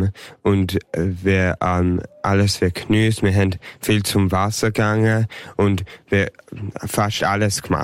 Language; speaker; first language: German; early bilingual, heritage; English